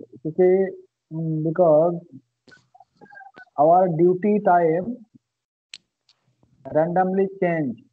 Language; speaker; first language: English; non-native, learner; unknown